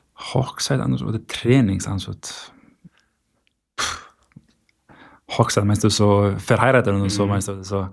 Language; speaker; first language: German; non-native, learner; Icelandic